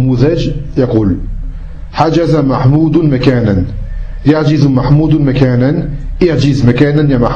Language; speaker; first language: Arabic; non-native, fluent; French